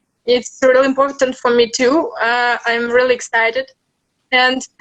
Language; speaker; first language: English; non-native, learner; Russian